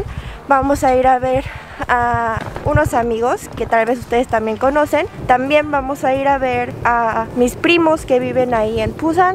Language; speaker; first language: Spanish; early bilingual, other home language; Korean